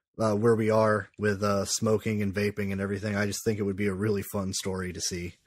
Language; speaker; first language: English; native; English